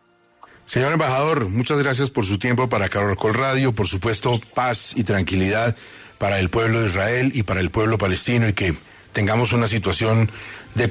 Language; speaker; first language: Spanish; native; Spanish